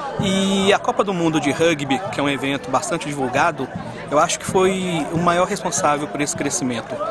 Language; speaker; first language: Portuguese; native; Portuguese